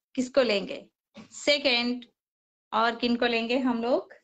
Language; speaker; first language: Hindi; non-native, local second language; Odia